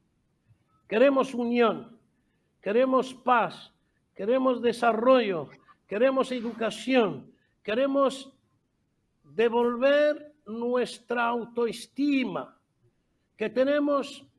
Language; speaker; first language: Spanish; non-native, fluent; Arabic